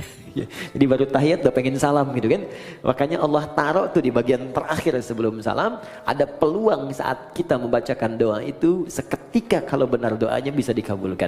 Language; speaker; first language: Indonesian; native; Indonesian